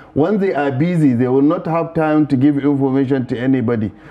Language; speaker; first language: English; non-native, local second language; Hausa